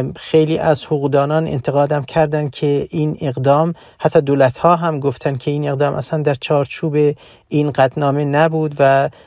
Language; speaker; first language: Persian; non-native, local second language; Central Kurdish